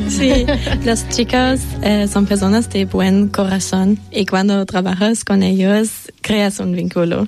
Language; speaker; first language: Spanish; non-native, fluent; German